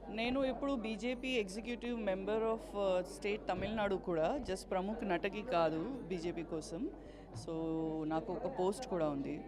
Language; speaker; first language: Telugu; non-native, learner; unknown